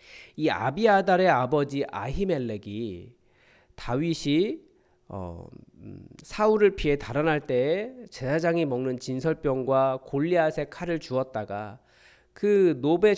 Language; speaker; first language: Korean; native; Korean